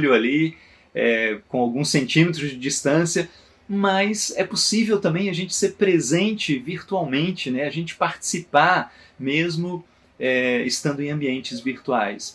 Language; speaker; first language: Portuguese; native; Portuguese